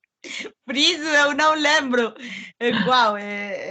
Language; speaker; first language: Portuguese; non-native, learner; Spanish